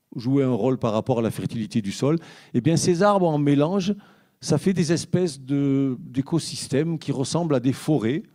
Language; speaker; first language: French; native; French